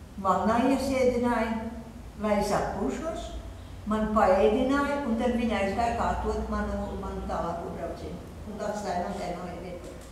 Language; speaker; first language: Latvian; native; Latvian